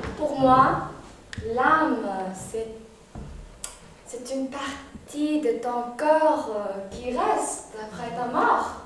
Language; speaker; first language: French; non-native, learner; Japanese